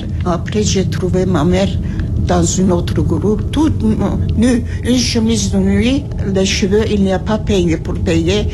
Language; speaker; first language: French; non-native, learner; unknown